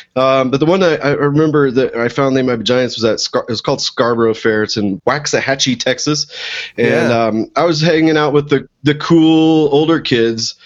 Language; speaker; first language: English; native; English